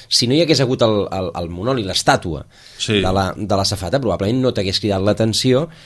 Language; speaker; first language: Catalan; native; Catalan